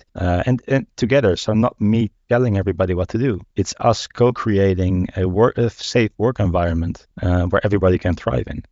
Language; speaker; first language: English; non-native, fluent; Dutch